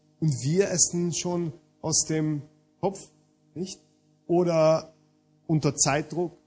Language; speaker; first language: German; non-native, fluent; Hungarian